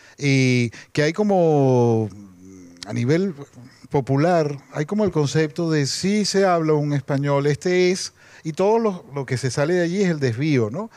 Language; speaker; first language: Spanish; native; Spanish